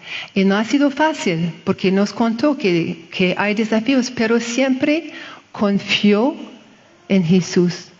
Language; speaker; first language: Spanish; non-native, fluent; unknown